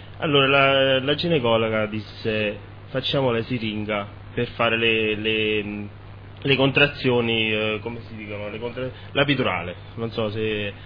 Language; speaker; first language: Italian; native; Italian